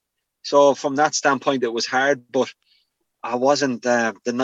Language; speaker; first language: English; native; English